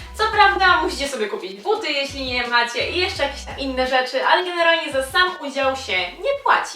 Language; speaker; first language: Polish; native; Polish